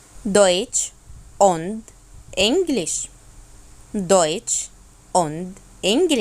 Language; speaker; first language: German; non-native, fluent; Arabic